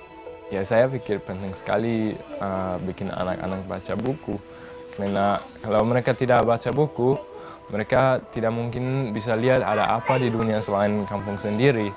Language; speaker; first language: Indonesian; non-native, fluent; German